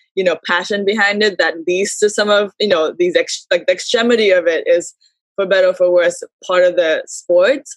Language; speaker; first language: English; early bilingual, heritage; Japanese